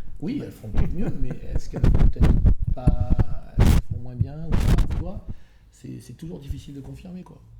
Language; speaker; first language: French; native; French